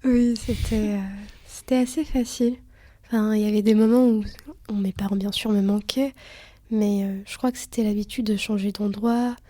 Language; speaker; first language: French; early bilingual, other home language; Lithuanian